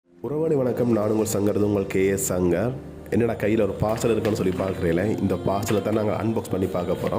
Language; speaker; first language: Tamil; native; Tamil